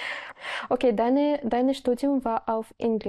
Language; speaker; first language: German; non-native, learner; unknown